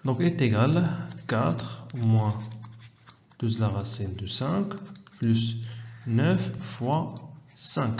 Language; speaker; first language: French; non-native, local second language; Arabic